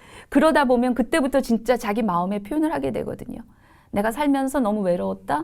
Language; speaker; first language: Korean; native; Korean